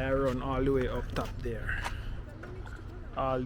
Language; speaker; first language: English; native; English